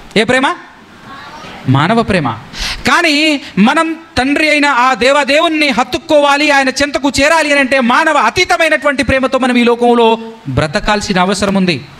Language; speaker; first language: Telugu; native; Telugu